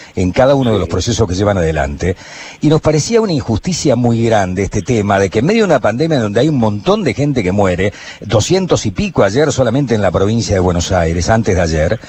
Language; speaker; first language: Spanish; native; Spanish